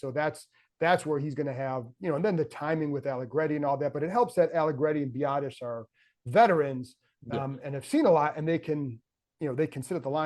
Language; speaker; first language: English; native; English